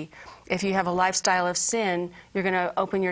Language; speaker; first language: English; native; English